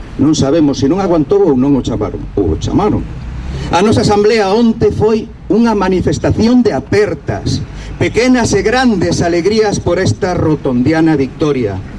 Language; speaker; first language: Galician; non-native, local second language; Spanish